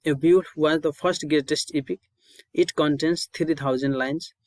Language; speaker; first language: English; non-native, local second language; Nepali